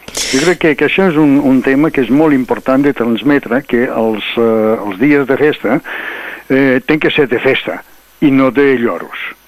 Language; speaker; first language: Catalan; non-native, local second language; Spanish